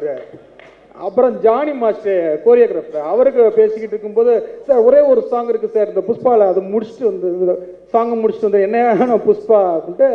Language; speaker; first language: Tamil; non-native, local second language; Telugu